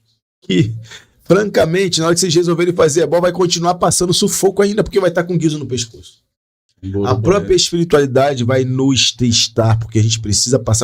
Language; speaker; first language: Portuguese; native; Portuguese